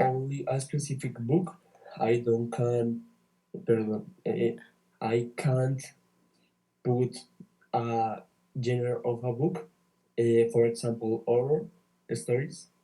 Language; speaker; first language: English; non-native, learner; Spanish